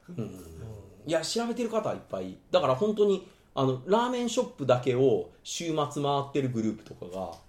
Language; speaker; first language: Japanese; native; Japanese